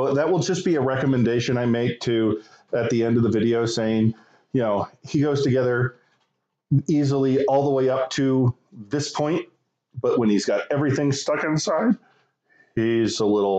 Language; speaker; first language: English; native; English